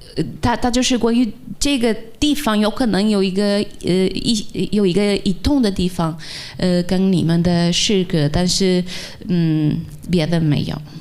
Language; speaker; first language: Chinese; non-native, fluent; Portuguese